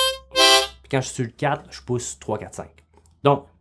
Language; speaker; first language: French; native; French